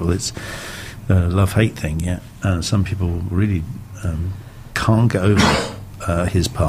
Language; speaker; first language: English; native; English